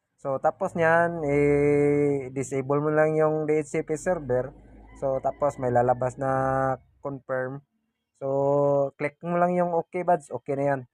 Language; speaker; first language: Filipino; native; Filipino